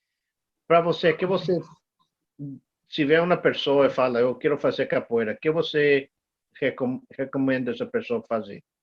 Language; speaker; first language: Portuguese; non-native, learner; English